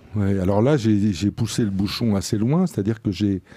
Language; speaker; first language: French; native; French